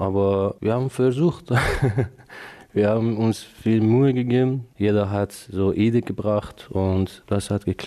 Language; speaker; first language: German; non-native, learner; Persian